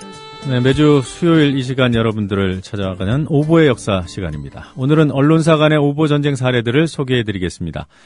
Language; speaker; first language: Korean; native; Korean